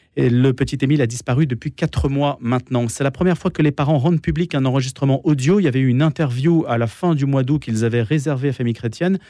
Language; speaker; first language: French; native; French